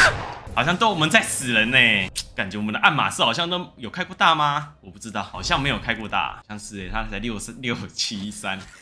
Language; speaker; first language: Chinese; native; Chinese